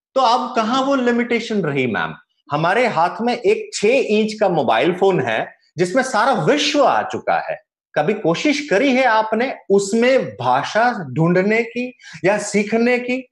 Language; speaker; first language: Hindi; non-native, local second language; Gujarati